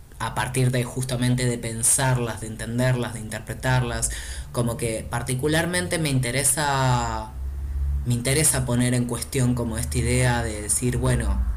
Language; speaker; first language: Spanish; native; Spanish